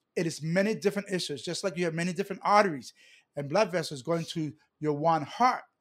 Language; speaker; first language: English; native; English